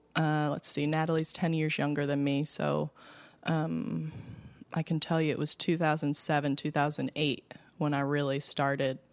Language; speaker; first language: English; native; English